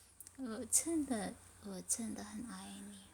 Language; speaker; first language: Chinese; non-native, learner; Indonesian